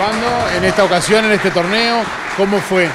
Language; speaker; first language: Spanish; native; Spanish